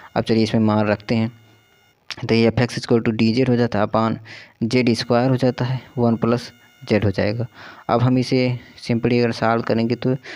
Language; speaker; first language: Hindi; native; Hindi